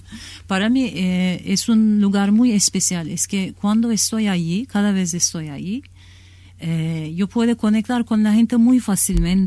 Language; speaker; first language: Spanish; non-native, learner; Kurdish